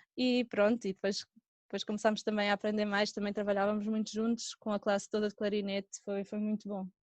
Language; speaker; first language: Portuguese; native; Portuguese